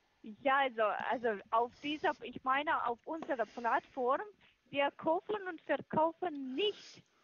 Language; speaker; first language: German; non-native, fluent; Russian